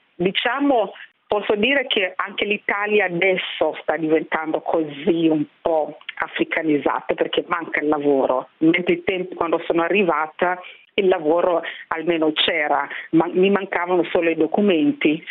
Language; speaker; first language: Italian; non-native, fluent; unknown